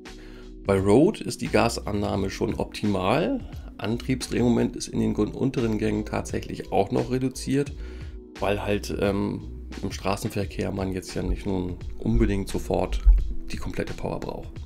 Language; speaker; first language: German; native; German